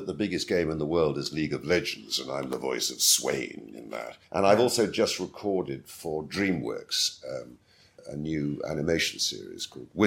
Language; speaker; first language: English; native; English